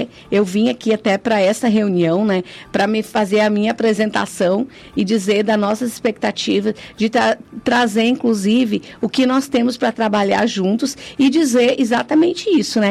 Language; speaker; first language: Portuguese; native; Portuguese